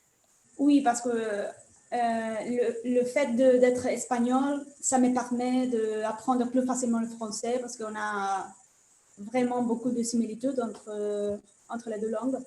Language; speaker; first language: French; non-native, learner; Spanish